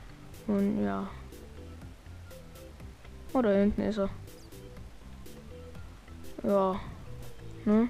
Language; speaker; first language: German; native; German